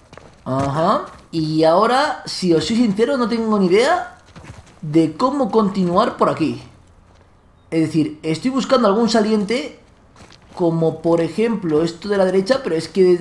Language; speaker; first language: Spanish; native; Spanish